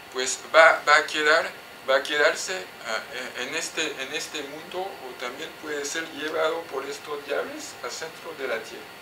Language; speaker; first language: Spanish; non-native, fluent; French